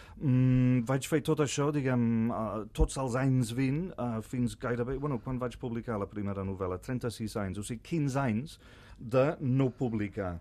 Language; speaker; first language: Catalan; non-native, fluent; English